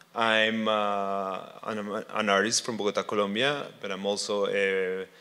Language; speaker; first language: English; non-native, fluent; Spanish